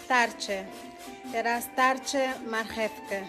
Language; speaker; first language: Polish; non-native, learner; Portuguese